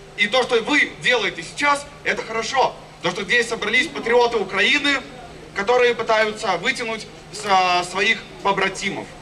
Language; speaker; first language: Russian; native; Russian